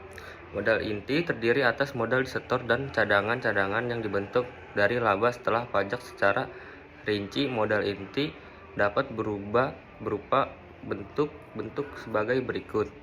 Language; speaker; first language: Indonesian; native; Indonesian